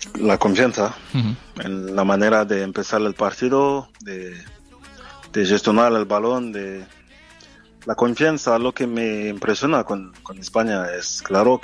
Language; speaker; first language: Spanish; non-native, fluent; French